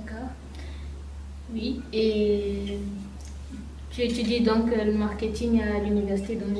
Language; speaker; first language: French; native; French